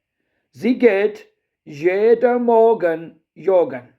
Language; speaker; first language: German; non-native, fluent; Urdu